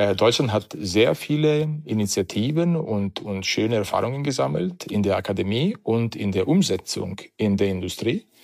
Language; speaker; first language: German; non-native, fluent; Italian